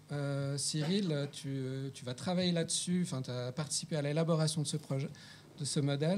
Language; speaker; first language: French; native; French